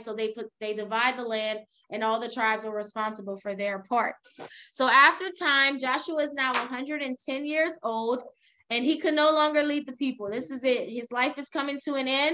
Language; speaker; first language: English; native; English